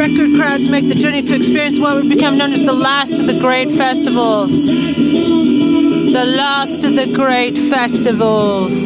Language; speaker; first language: English; native; English